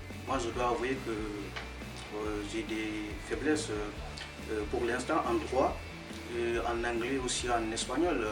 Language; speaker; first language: French; non-native, local second language; Wolof